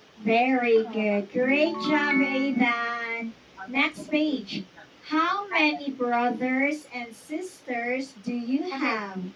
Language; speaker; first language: English; non-native, fluent; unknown